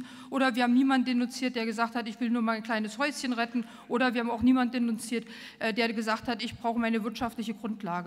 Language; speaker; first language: German; native; German